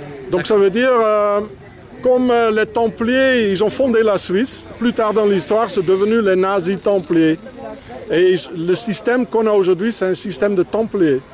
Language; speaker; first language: French; non-native, fluent; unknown